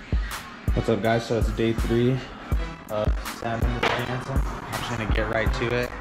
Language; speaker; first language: English; native; English